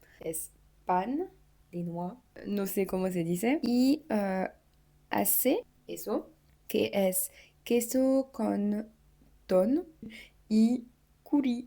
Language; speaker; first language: Spanish; non-native, learner; French